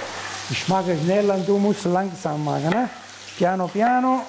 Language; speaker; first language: German; non-native, learner; Italian